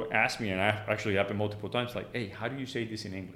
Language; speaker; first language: English; non-native, fluent; Spanish